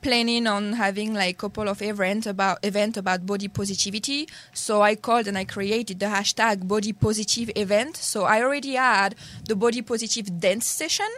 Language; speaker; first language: English; non-native, learner; French